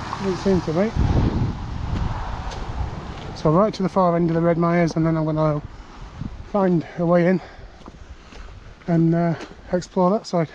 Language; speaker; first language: English; native; English